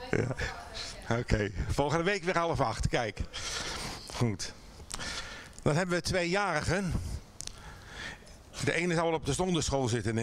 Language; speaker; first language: Dutch; native; Dutch